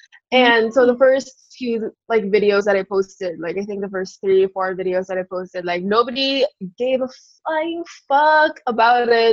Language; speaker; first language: English; non-native, local second language; Filipino